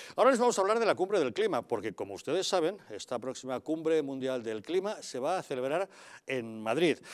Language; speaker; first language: Spanish; native; Spanish